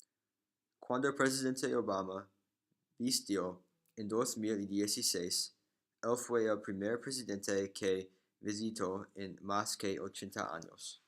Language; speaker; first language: Spanish; non-native, learner; English